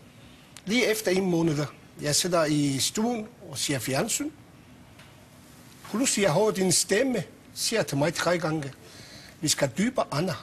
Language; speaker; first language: Danish; non-native, local second language; Persian